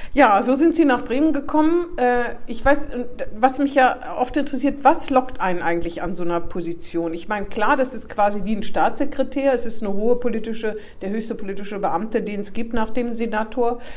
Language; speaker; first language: German; native; German